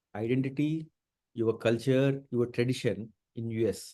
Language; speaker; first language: English; non-native, local second language; Telugu